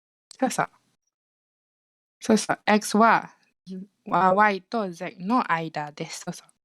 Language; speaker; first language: Japanese; non-native, fluent; Malay